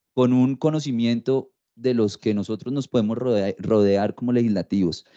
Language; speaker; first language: Spanish; native; Spanish